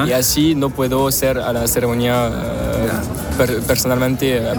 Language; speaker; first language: Spanish; non-native, learner; French